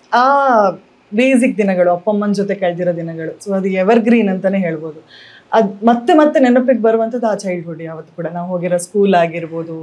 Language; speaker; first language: Kannada; native; Kannada